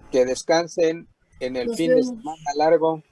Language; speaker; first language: Spanish; native; Spanish